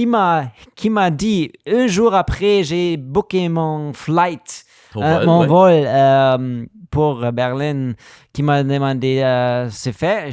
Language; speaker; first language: French; non-native, learner; German